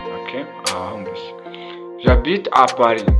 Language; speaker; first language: French; non-native, local second language; Kinyarwanda